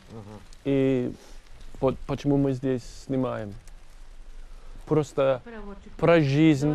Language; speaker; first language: Russian; non-native, learner; English